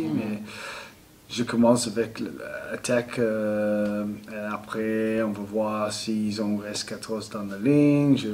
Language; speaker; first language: French; non-native, learner; English